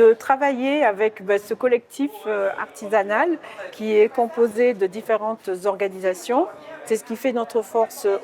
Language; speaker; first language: French; native; French